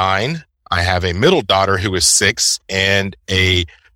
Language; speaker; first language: English; native; English